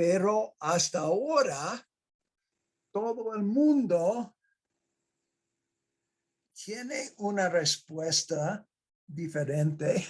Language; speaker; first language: Spanish; non-native, fluent; English